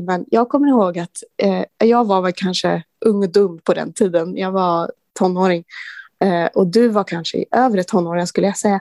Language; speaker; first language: Swedish; native; Swedish